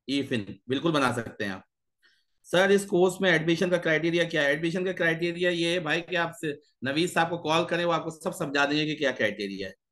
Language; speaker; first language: Urdu; native; Urdu